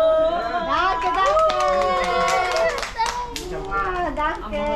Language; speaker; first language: German; non-native, fluent; Filipino